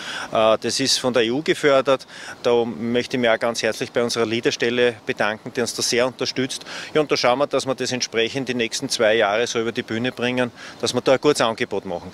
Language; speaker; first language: German; native; German